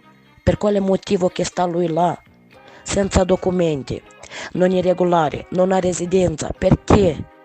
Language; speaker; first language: Italian; non-native, learner; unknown